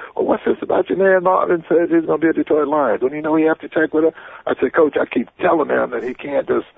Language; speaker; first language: English; native; English